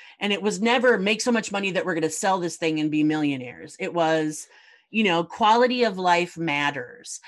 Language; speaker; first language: English; native; English